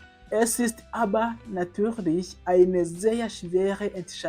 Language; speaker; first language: German; non-native, fluent; Kinyarwanda